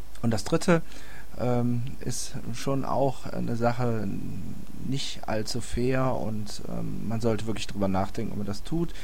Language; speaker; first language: German; native; German